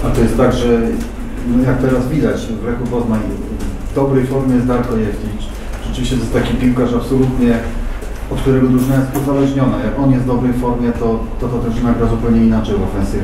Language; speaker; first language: Polish; native; Polish